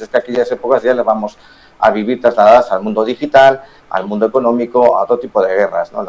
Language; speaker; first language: Spanish; native; Spanish